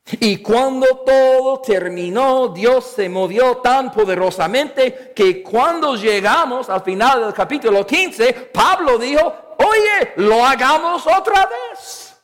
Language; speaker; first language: Spanish; non-native, fluent; English